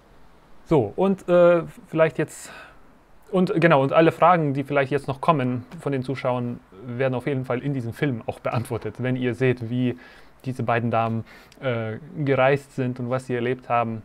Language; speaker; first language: German; native; German